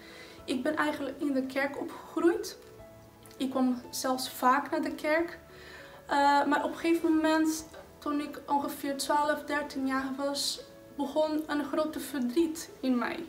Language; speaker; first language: Dutch; non-native, fluent; Portuguese